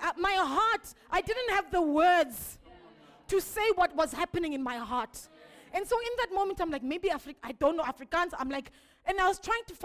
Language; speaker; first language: English; non-native, local second language; Shona